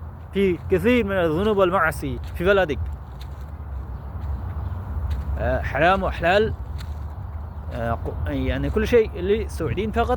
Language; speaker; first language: Arabic; non-native, learner; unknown